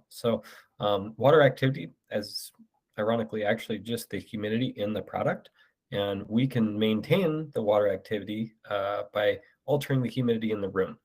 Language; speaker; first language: English; native; English